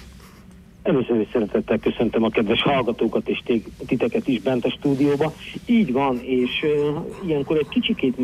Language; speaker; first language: Hungarian; native; Hungarian